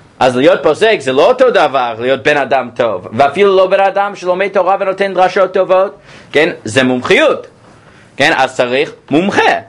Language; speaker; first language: Hebrew; non-native, fluent; English